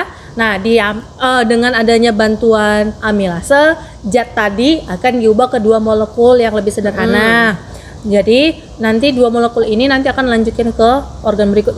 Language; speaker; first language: Indonesian; native; Indonesian